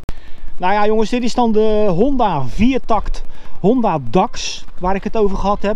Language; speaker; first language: Dutch; native; Dutch